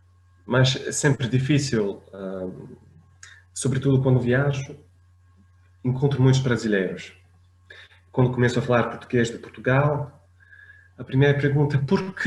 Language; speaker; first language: Portuguese; non-native, fluent; French